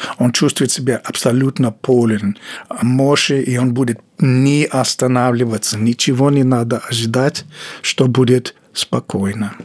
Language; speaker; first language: Russian; non-native, fluent; English